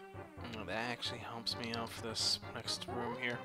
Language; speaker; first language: English; native; English